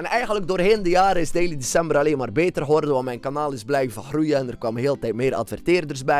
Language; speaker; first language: Dutch; native; Dutch